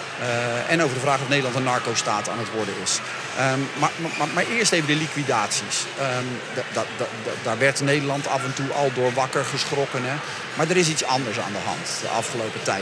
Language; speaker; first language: Dutch; native; Dutch